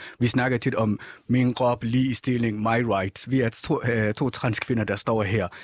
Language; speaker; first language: Danish; non-native, fluent; Somali